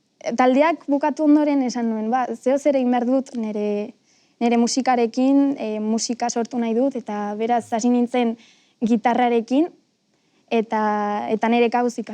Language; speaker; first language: Basque; non-native, local second language; Spanish